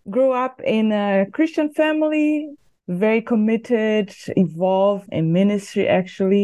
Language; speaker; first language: English; non-native, fluent; Portuguese